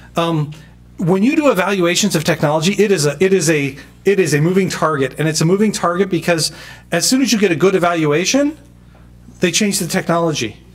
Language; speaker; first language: English; native; English